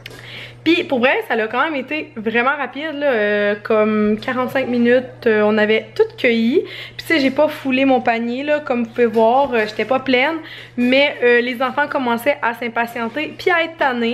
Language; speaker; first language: French; native; French